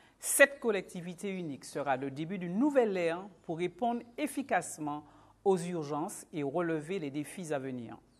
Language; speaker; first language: French; native; French